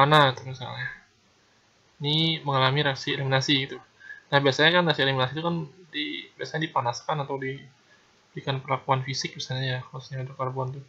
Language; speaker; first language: Indonesian; native; Indonesian